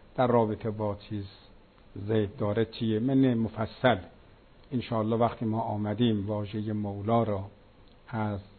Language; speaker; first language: Persian; native; Persian